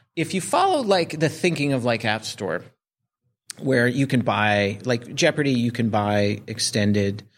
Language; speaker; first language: English; native; English